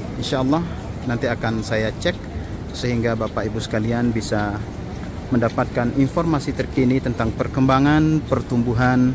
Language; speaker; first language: Indonesian; native; Indonesian